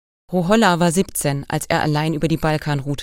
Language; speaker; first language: German; native; German